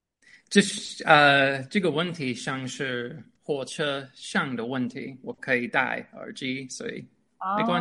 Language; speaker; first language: Chinese; non-native, fluent; English